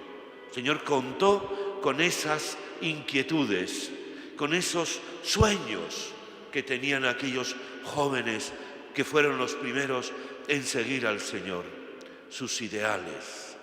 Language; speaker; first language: Spanish; native; Spanish